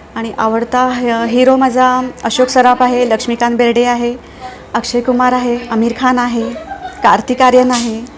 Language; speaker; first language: Marathi; native; Marathi